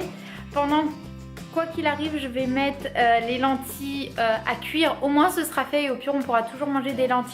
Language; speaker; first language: French; native; French